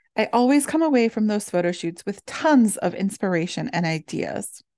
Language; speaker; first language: English; native; English